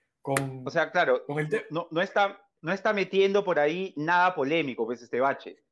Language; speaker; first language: Spanish; native; Spanish